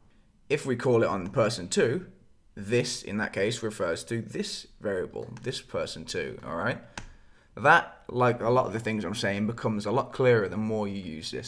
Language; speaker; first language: English; native; English